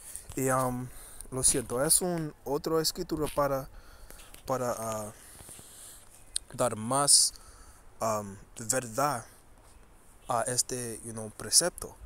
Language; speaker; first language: Spanish; early bilingual, heritage; Spanish